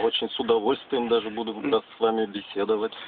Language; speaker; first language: Russian; native; Russian